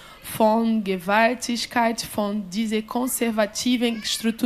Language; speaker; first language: German; non-native, learner; Portuguese